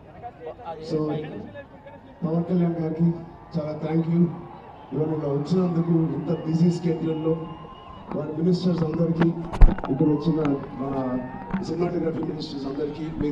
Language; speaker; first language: Telugu; native; Telugu